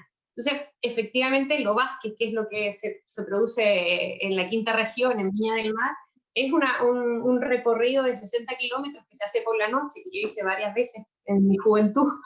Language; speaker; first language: Spanish; native; Spanish